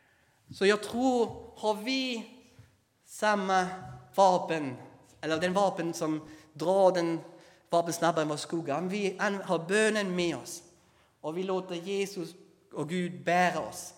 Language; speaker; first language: Swedish; non-native, fluent; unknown